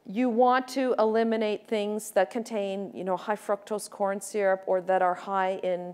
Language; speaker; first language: English; native; English